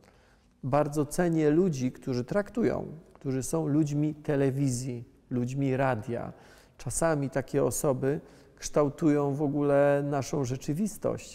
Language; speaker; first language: Polish; native; Polish